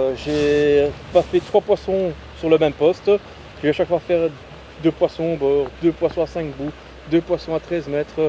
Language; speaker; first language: French; native; French